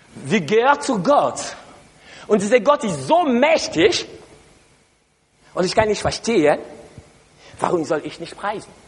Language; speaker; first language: German; non-native, learner; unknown